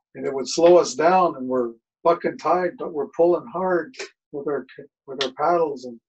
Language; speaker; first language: English; native; English